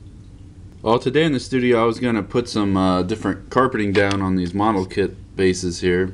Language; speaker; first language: English; native; English